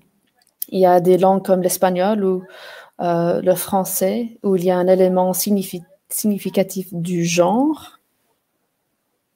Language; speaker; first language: French; non-native, fluent; English